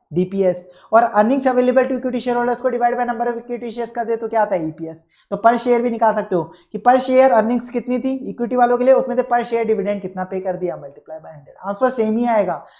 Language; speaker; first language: Hindi; native; Hindi